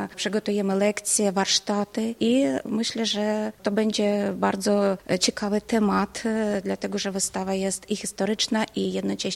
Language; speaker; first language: Polish; non-native, fluent; Ukrainian